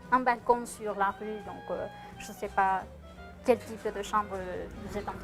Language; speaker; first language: French; non-native, fluent; Spanish